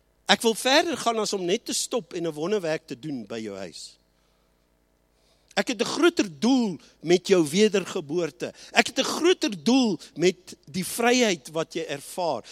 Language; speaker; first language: Afrikaans; native; Afrikaans